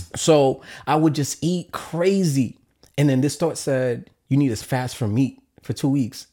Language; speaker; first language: English; native; English